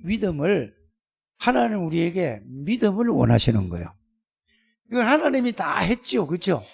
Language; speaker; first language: Korean; native; Korean